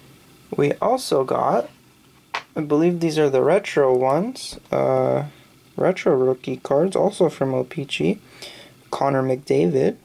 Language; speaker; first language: English; native; English